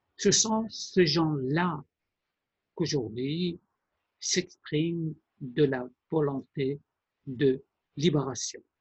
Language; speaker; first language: French; non-native, fluent; Persian